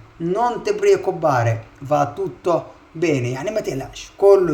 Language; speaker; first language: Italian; non-native, fluent; Arabic